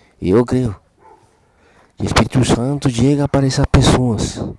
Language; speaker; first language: Portuguese; non-native, learner; Spanish